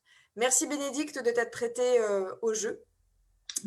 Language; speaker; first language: French; native; French